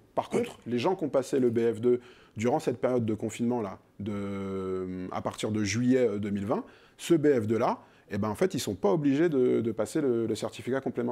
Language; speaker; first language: French; native; French